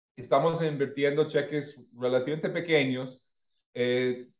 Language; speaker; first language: Spanish; non-native, fluent; English